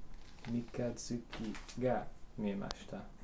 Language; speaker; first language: Japanese; non-native, learner; English